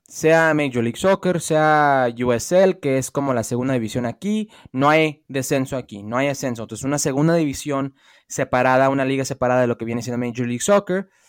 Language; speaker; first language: Spanish; early bilingual, heritage; Spanish